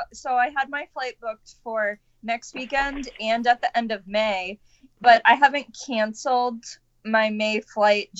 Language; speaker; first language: English; native; English